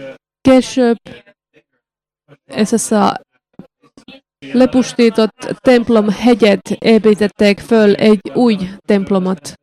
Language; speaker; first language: Hungarian; non-native, learner; Finnish